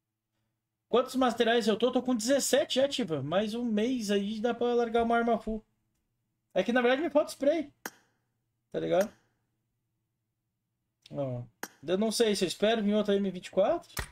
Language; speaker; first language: Portuguese; native; Portuguese